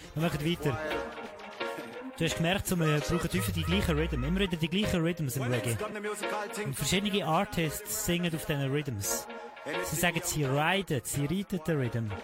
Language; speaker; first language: German; native; German